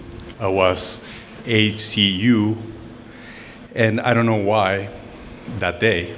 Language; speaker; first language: English; non-native, fluent; Spanish